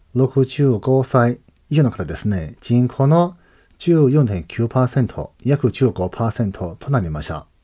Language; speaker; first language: Japanese; non-native, fluent; Chinese